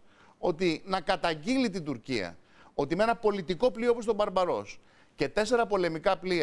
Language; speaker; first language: Greek; native; Greek